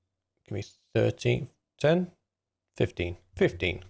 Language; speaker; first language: English; native; English